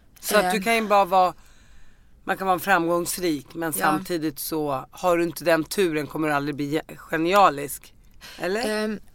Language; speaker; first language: Swedish; native; Swedish